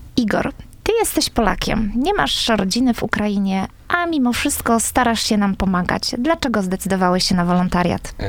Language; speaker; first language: Polish; native; Polish